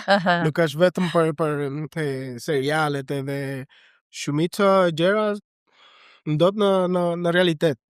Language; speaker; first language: Albanian; non-native, learner; Spanish